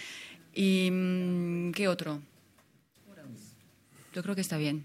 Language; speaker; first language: Spanish; non-native, fluent; French